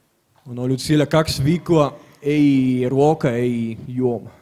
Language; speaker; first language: Finnish; non-native, learner; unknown